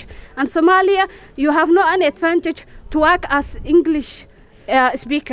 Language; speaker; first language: English; non-native, fluent; Somali